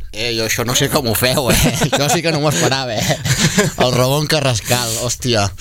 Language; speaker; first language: Catalan; native; Catalan